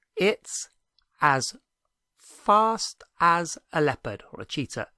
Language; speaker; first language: English; native; English